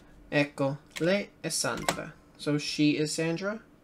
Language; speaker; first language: Italian; non-native, learner; English